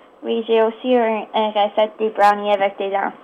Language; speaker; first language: French; non-native, local second language; English